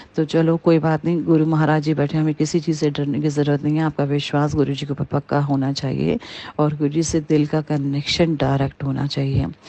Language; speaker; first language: Hindi; native; Hindi